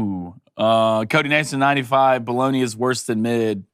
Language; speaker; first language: English; native; English